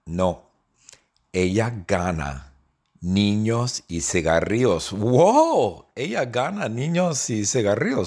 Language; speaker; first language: Spanish; non-native, fluent; English